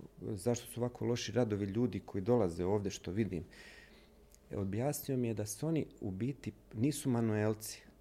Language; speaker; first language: Bosnian; native; Bosnian